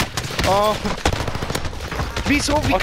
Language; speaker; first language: German; native; German